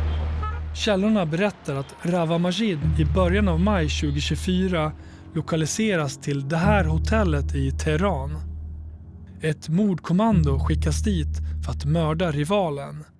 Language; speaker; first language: Swedish; native; Swedish